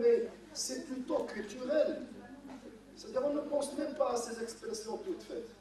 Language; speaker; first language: French; non-native, local second language; Arabic